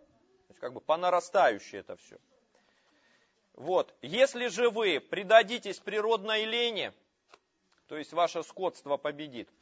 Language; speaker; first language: Russian; native; Russian